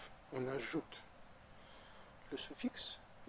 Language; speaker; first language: French; non-native, fluent; Russian